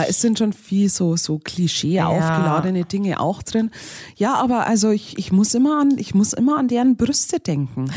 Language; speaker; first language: German; native; German